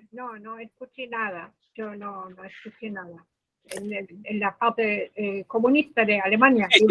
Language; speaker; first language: Spanish; non-native, fluent; German